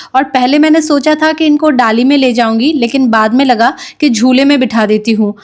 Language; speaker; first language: Hindi; non-native, local second language; Bangla